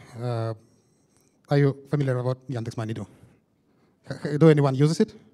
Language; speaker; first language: English; non-native, fluent; Russian